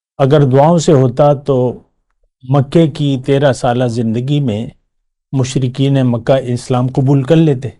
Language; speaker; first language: Urdu; non-native, local second language; Pashto